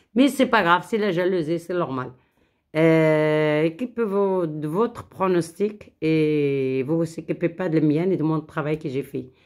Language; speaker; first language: French; non-native, local second language; Arabic